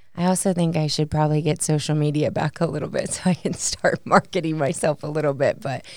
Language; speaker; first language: English; native; English